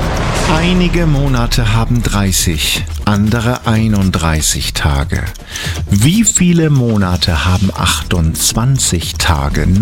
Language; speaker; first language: German; native; German